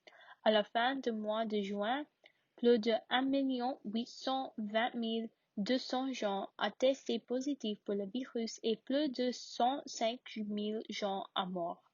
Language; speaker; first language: French; non-native, learner; English